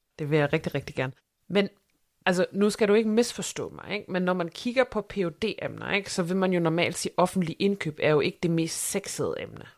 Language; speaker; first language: Danish; native; Danish